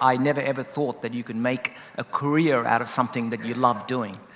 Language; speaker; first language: English; native; English